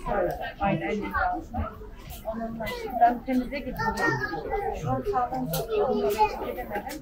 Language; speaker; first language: Turkish; non-native, learner; Uyghur